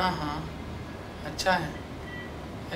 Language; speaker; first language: Hindi; non-native, local second language; Telugu